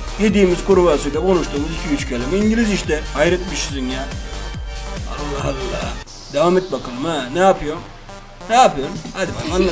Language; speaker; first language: Turkish; native; Turkish